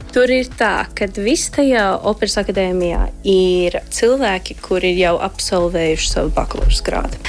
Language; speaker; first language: Latvian; early bilingual, heritage; Latvian